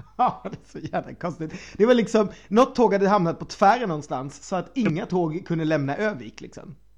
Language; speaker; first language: Swedish; native; Swedish